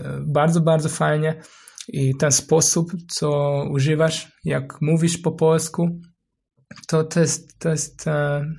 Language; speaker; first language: Polish; non-native, learner; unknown